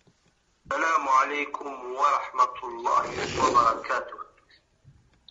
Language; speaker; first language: Arabic; non-native, learner; French